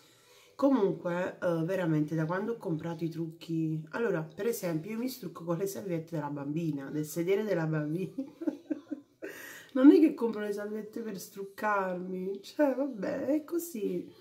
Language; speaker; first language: Italian; native; Italian